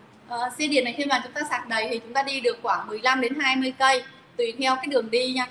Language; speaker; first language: Vietnamese; native; Vietnamese